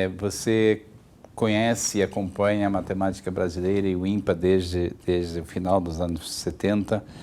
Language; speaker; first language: Portuguese; native; Portuguese